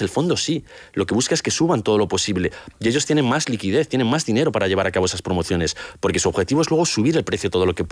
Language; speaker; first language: Spanish; native; Spanish